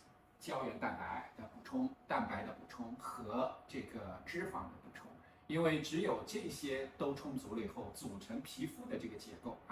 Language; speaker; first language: Chinese; native; Chinese